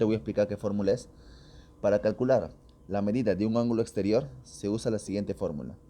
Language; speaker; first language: Spanish; native; Spanish